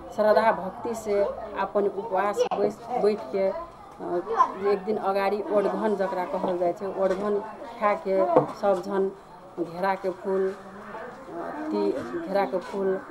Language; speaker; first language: Maithili; non-native, local second language; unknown